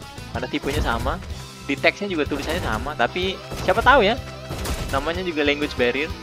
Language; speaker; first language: Indonesian; native; Indonesian